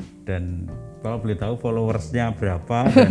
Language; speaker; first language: Indonesian; native; Indonesian